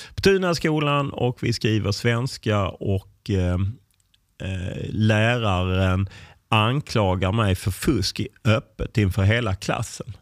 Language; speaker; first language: Swedish; native; Swedish